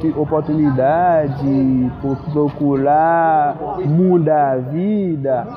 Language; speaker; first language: Portuguese; non-native, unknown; Haitian Creole